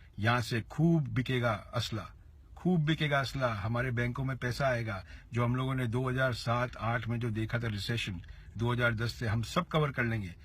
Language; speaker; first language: Hindi; native; Hindi